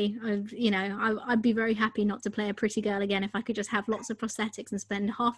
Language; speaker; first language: English; native; English